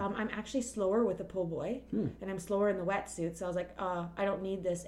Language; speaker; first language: English; native; English